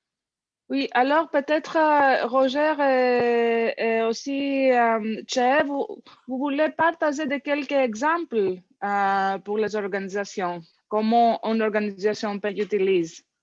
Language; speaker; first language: French; non-native, learner; English